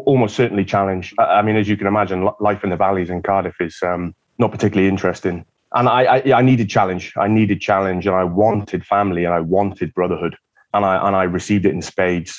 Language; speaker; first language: English; native; English